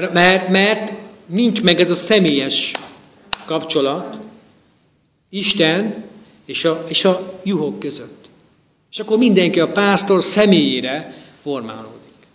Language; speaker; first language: Hungarian; native; Hungarian